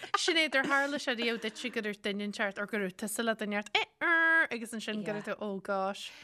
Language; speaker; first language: Irish; native; Irish